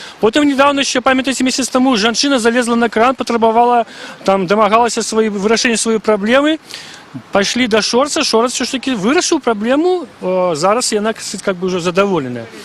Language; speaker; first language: Belarusian; non-native, local second language; Russian